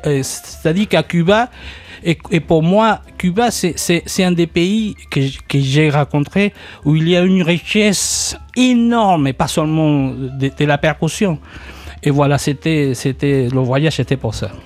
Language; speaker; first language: French; non-native, fluent; Spanish